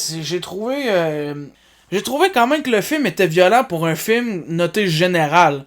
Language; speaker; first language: French; native; French